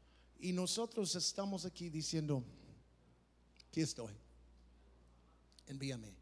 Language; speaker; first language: Spanish; non-native, fluent; English